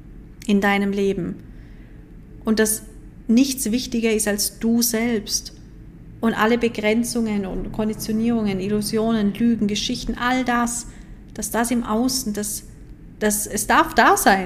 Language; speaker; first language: German; native; German